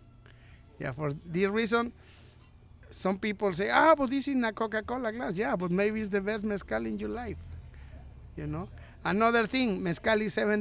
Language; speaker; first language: English; non-native, learner; Spanish